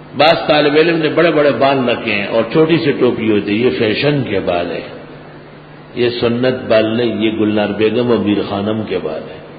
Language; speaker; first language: Urdu; non-native, local second language; Pashto